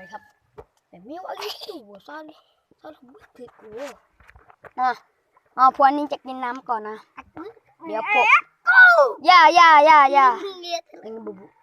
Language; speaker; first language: Thai; native; Thai